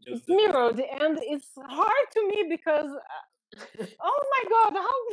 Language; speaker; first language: English; non-native, learner; Portuguese